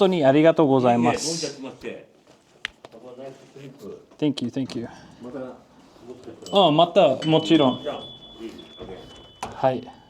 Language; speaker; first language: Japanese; non-native, learner; English